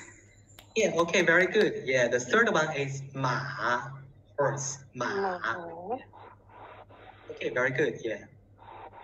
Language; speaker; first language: English; non-native, learner; Chinese